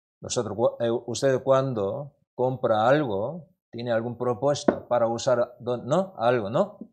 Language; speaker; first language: Spanish; non-native, learner; Korean